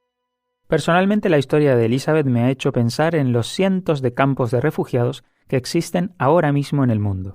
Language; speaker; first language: Spanish; native; Spanish